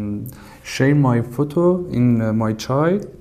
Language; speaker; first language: English; non-native, learner; Persian